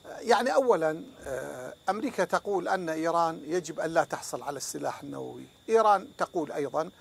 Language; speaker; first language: Arabic; non-native, fluent; Persian